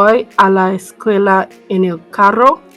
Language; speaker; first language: Spanish; non-native, learner; English